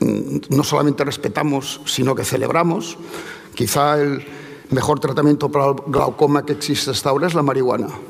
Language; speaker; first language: Spanish; native; Spanish